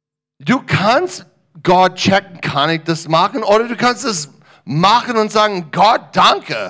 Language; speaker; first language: German; non-native, learner; English